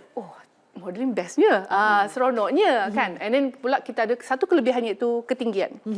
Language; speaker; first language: Malay; native; Malay